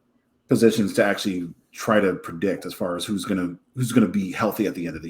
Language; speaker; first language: English; native; English